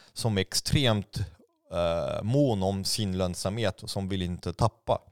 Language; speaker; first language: Swedish; non-native, fluent; French